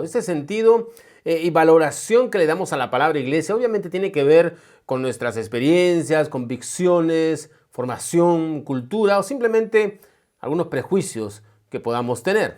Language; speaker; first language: Spanish; native; Spanish